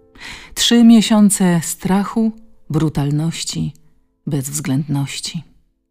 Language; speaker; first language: Polish; native; Polish